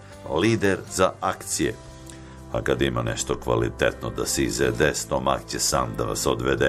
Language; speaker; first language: Serbian; native; Serbian